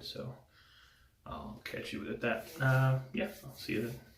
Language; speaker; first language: English; native; English